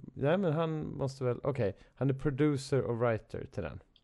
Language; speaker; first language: Swedish; native; Swedish